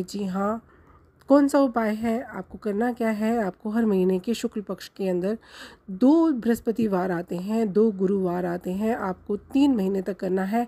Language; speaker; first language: Hindi; native; Hindi